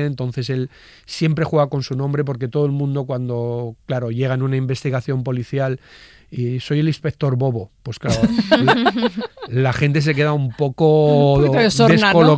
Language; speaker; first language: Spanish; native; Spanish